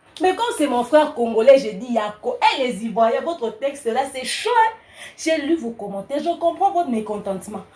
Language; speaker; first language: French; non-native, local second language; Lingala